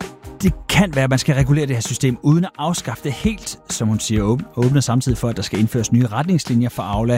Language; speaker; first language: Danish; native; Danish